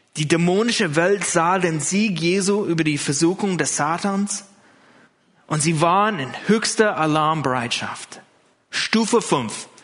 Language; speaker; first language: German; non-native, fluent; English